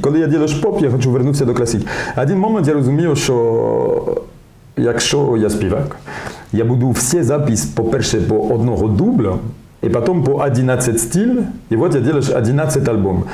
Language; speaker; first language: Ukrainian; non-native, learner; French